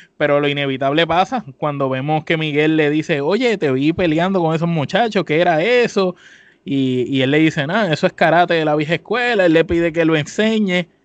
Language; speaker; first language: Spanish; native; Spanish